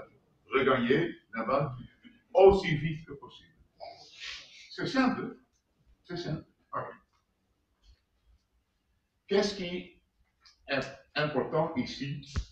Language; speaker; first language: French; non-native, fluent; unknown